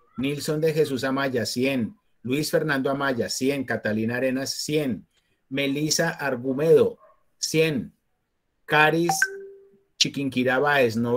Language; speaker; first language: Spanish; native; Spanish